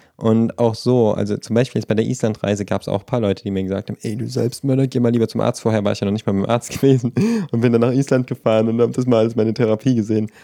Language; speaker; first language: German; native; German